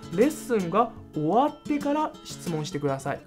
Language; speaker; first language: Japanese; non-native, fluent; Chinese